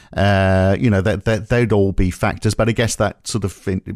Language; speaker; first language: English; native; English